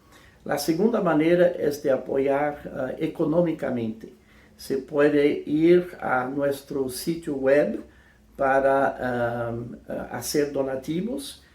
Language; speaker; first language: Spanish; non-native, fluent; English